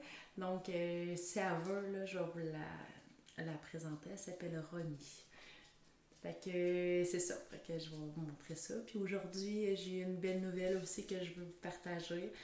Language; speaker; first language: French; native; French